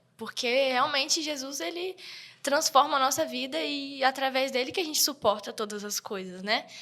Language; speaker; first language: Portuguese; early bilingual, heritage; Portuguese